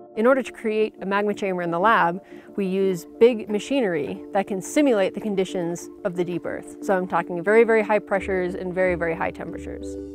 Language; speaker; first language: English; native; English